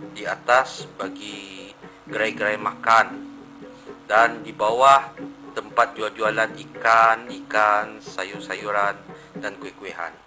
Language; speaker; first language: Malay; native; Malay